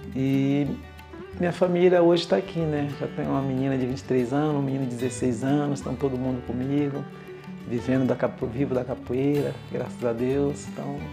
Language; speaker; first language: Portuguese; native; Portuguese